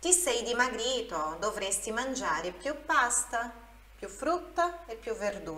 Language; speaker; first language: Italian; non-native, fluent; Portuguese